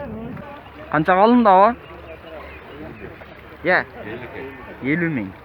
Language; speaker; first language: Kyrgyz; native; Kyrgyz